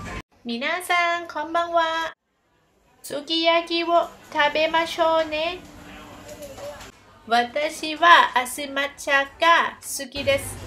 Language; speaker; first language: Japanese; non-native, learner; Thai